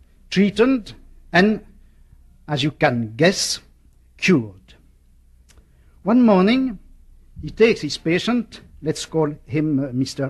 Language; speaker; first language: English; non-native, fluent; French